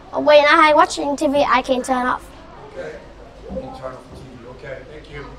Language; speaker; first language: English; non-native, fluent; Vietnamese